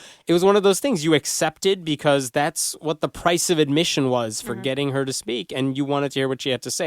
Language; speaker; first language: English; native; English